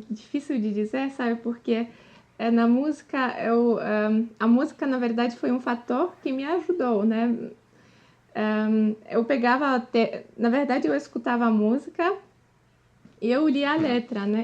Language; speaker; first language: Portuguese; non-native, fluent; Polish